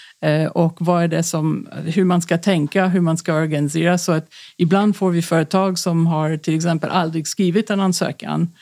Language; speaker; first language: Swedish; non-native, fluent; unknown